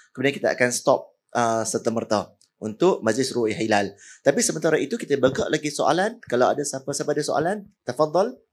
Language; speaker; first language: Malay; native; Malay